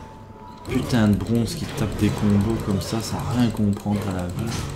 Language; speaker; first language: French; native; French